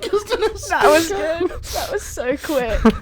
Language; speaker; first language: English; native; English